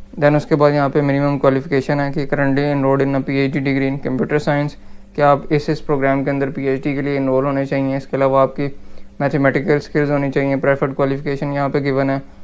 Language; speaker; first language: Urdu; native; Urdu